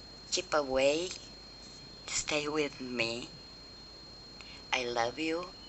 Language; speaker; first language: English; non-native, learner; Romanian